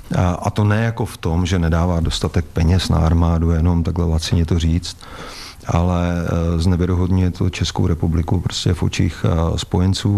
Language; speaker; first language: Czech; native; Czech